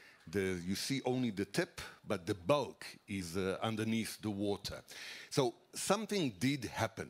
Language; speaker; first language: English; non-native, fluent; Hebrew